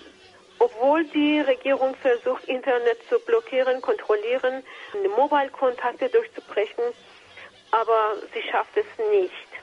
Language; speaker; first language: German; non-native, fluent; Persian